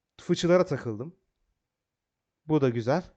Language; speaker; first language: Turkish; native; Turkish